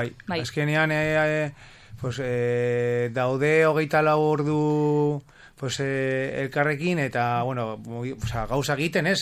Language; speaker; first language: Basque; non-native, local second language; Spanish